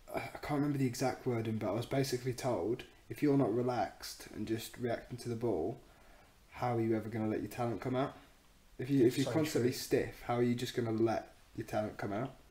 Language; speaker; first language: English; native; English